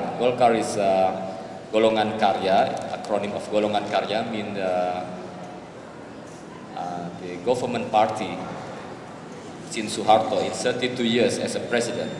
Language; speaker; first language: English; non-native, learner; Indonesian